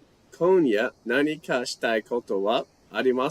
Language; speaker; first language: Japanese; non-native, learner; English